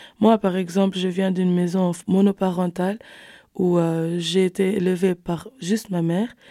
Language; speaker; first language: French; non-native, fluent; Kabuverdianu